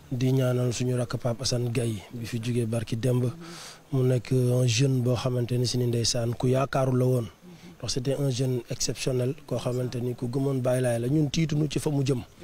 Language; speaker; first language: Wolof; native; Wolof